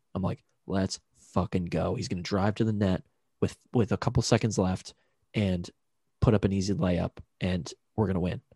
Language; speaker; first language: English; native; English